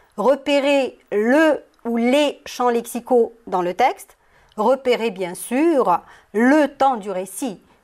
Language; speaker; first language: French; non-native, local second language; Arabic